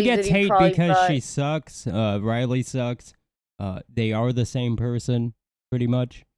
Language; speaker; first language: English; native; English